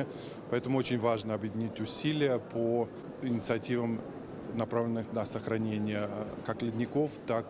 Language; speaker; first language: Russian; native; Russian